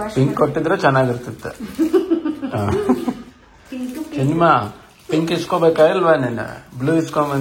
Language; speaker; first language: Kannada; native; Kannada